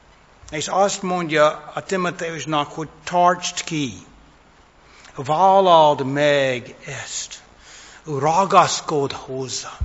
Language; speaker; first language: Hungarian; non-native, fluent; English